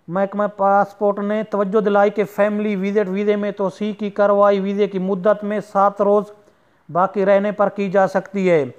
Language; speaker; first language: Urdu; non-native, local second language; Saraiki